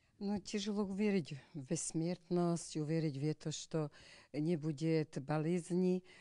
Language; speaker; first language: Russian; non-native, learner; Slovak